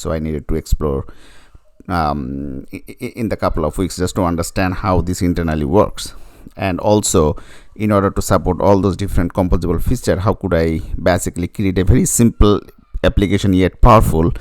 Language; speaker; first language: English; non-native, fluent; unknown